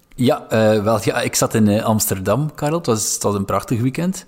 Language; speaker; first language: Dutch; non-native, fluent; English